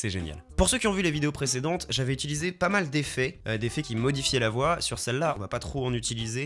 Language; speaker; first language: French; native; French